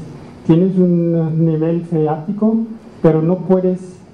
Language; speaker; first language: Spanish; non-native, fluent; German